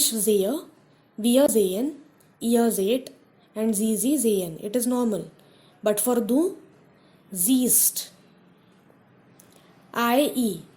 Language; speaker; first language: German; non-native, fluent; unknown